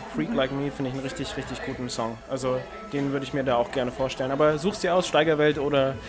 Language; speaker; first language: German; native; German